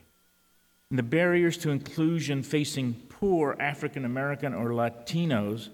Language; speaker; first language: English; early bilingual, other home language; Spanish